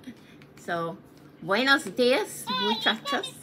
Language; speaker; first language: Spanish; non-native, learner; English